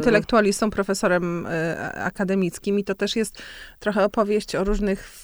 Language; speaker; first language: Polish; native; Polish